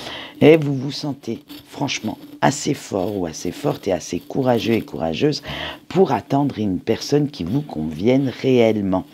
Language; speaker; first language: French; native; French